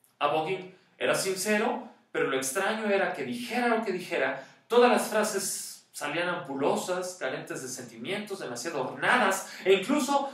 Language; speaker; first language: Spanish; native; Spanish